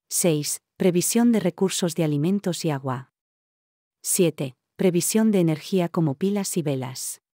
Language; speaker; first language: Spanish; native; Spanish